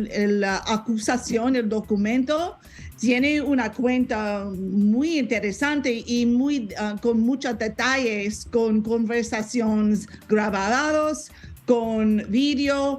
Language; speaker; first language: Spanish; non-native, learner; English